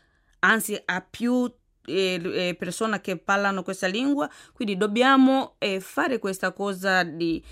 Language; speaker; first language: Italian; non-native, fluent; Swahili